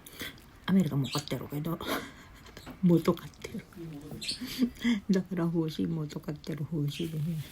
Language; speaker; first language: Japanese; non-native, learner; Filipino